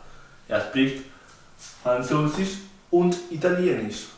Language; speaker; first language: German; non-native, fluent; Spanish